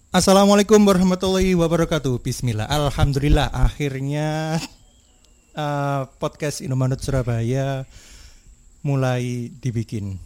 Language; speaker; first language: Indonesian; native; Indonesian